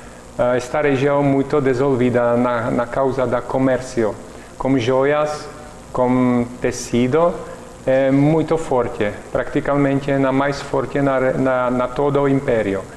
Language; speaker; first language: Portuguese; non-native, learner; Czech